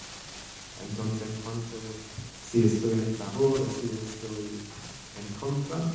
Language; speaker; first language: Spanish; non-native, fluent; English